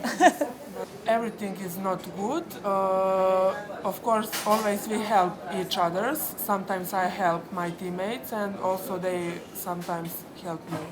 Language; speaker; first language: English; non-native, fluent; Serbian